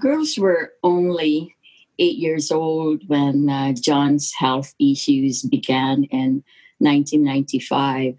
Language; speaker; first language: English; non-native, local second language; Filipino